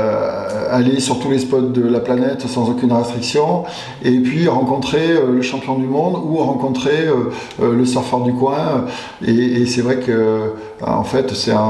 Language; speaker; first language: French; native; French